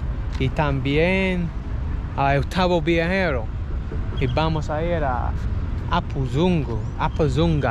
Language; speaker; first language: Spanish; non-native, learner; English